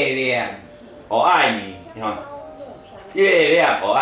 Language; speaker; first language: Chinese; non-native, local second language; Min Nan Chinese